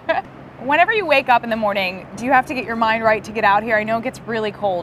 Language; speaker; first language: English; native; English